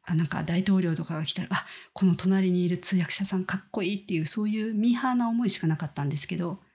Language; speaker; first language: Japanese; native; Japanese